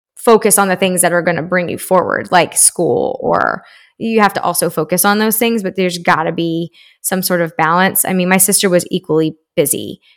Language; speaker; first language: English; native; English